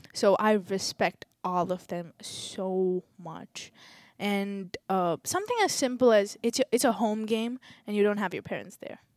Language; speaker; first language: English; non-native, local second language; Telugu